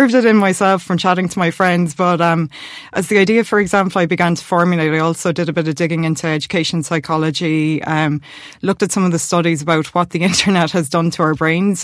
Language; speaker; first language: English; native; English